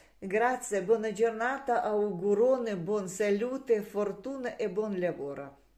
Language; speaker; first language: Italian; non-native, learner; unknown